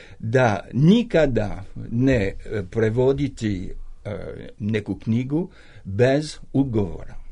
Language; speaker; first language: Serbian; non-native, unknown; French